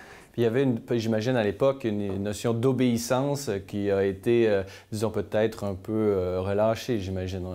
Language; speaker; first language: French; native; French